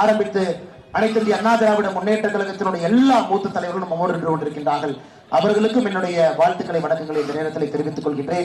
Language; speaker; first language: Tamil; native; Tamil